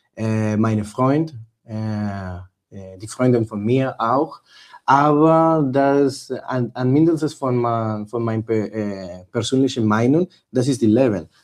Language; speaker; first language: German; non-native, learner; Spanish